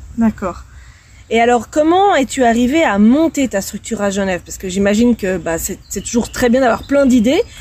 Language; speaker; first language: French; native; French